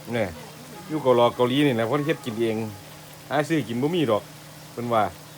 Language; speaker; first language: Thai; native; Thai